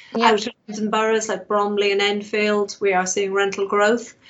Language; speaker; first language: English; native; English